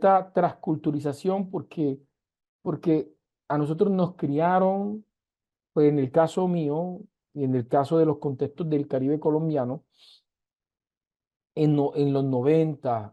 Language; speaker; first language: Spanish; native; Spanish